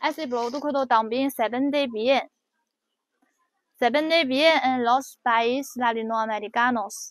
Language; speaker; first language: Spanish; non-native, learner; Chinese